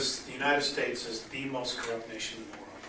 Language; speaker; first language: English; native; English